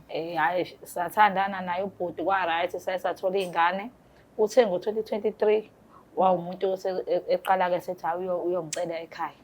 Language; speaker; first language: Zulu; native; Zulu